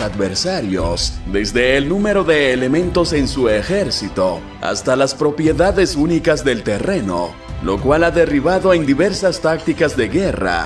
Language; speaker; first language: Spanish; native; Spanish